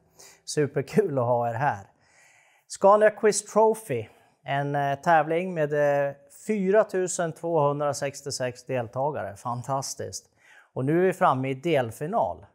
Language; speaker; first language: Swedish; native; Swedish